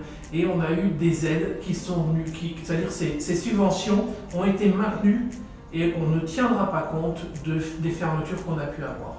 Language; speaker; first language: French; native; French